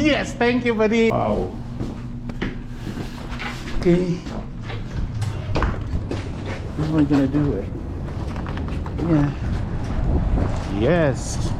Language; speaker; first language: English; non-native, local second language; Filipino